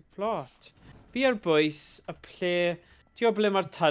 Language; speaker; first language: Welsh; native; Welsh